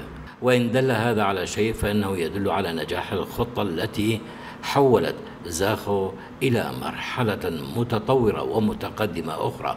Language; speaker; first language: Arabic; non-native, local second language; Kurdish